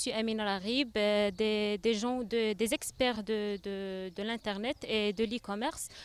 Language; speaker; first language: French; non-native, local second language; Arabic